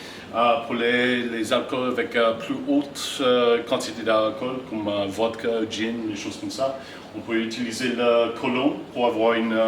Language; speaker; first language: French; non-native, fluent; English